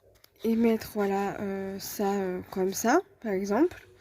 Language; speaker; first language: French; native; French